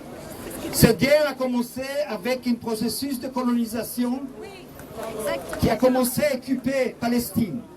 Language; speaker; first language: French; non-native, fluent; Hebrew